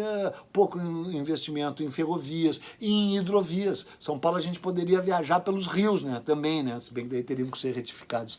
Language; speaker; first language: Portuguese; native; Portuguese